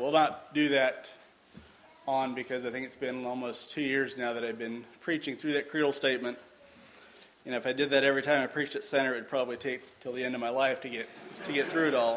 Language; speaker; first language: English; native; English